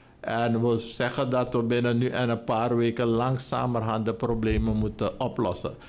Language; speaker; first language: Dutch; native; Dutch